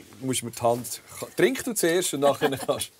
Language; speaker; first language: German; native; German